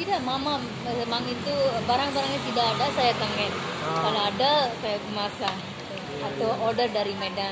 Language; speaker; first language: Indonesian; non-native, learner; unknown